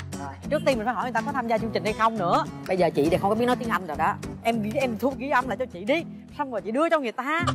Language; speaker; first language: Vietnamese; native; Vietnamese